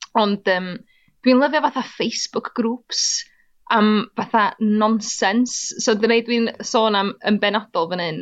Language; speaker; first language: Welsh; native; Welsh